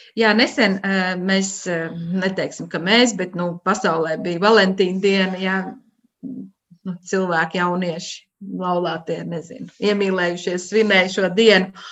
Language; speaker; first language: Latvian; native; Latvian